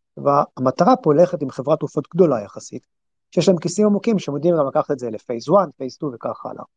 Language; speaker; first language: Hebrew; native; Hebrew